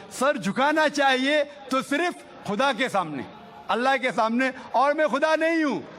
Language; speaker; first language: Hindi; non-native, local second language; Konkani